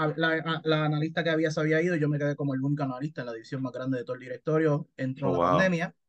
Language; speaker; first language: Spanish; native; Spanish